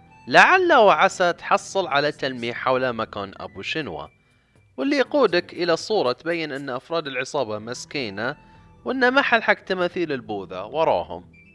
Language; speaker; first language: Arabic; native; Arabic